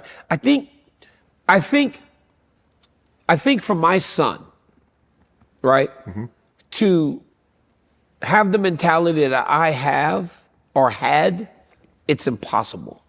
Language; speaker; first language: English; native; English